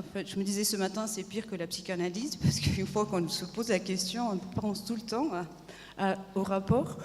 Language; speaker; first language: French; non-native, fluent; Spanish